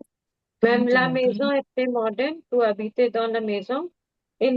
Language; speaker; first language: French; non-native, learner; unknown